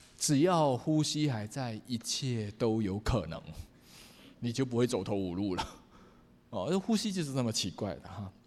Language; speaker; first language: Chinese; native; Chinese